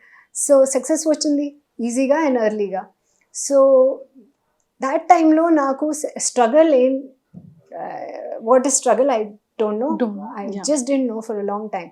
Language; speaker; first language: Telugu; non-native, learner; Hindi